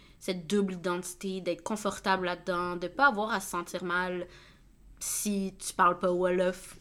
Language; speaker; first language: French; native; French